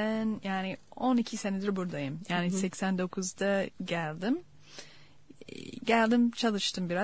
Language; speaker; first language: Turkish; non-native, fluent; English